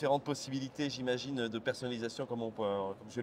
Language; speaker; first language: French; native; French